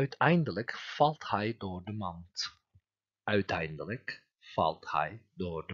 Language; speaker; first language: Dutch; non-native, fluent; Turkish